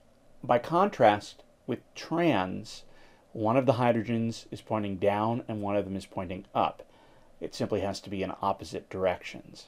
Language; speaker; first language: English; native; English